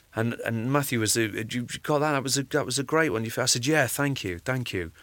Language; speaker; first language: English; native; English